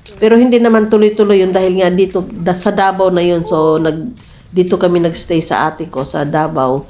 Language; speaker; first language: Filipino; non-native, local second language; Cebuano